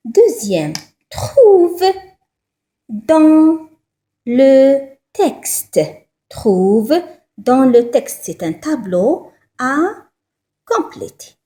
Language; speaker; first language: French; non-native, local second language; Arabic